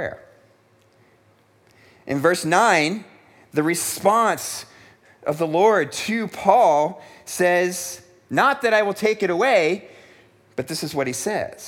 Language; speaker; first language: English; native; English